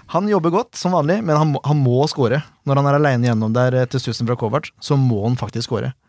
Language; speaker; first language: Norwegian; native; Norwegian